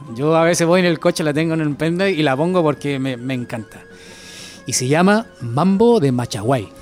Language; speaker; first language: Spanish; native; Spanish